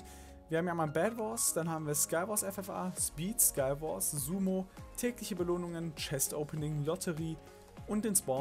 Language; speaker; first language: German; native; German